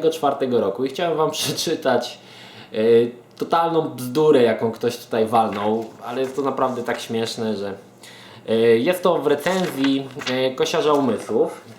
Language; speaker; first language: Polish; native; Polish